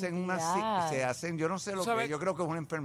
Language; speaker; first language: Spanish; native; Spanish